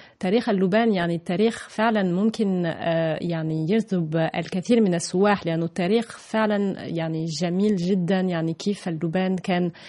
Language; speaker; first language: Arabic; non-native, fluent; French